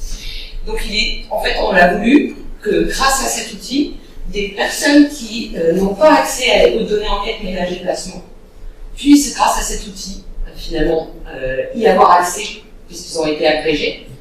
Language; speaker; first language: French; native; French